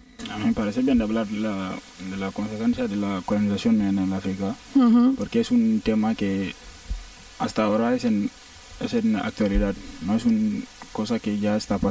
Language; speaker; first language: Spanish; non-native, learner; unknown